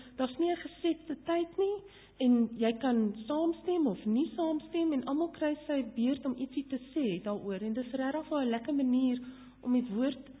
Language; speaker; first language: Afrikaans; non-native, local second language; English